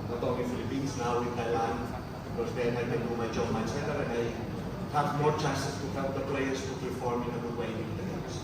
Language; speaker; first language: English; non-native, fluent; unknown